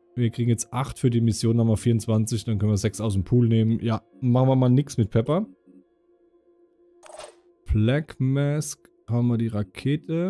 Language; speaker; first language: German; native; German